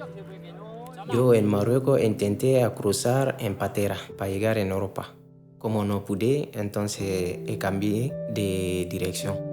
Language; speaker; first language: Spanish; non-native, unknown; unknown